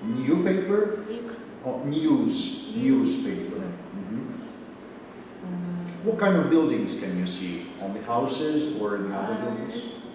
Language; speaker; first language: English; non-native, fluent; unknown